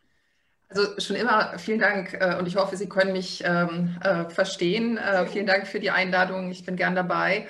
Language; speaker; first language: German; native; German